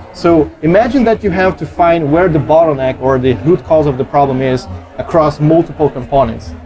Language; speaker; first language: English; non-native, fluent; Portuguese